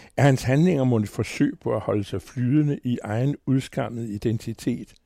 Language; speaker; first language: Danish; native; Danish